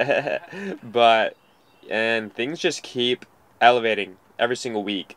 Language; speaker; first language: English; native; English